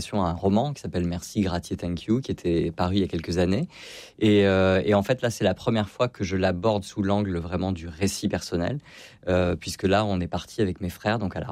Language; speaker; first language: French; native; French